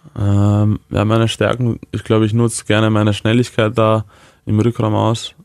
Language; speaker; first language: German; early bilingual, other home language; Croatian